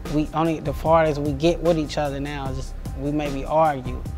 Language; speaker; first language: English; native; English